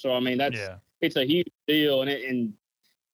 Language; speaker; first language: English; native; English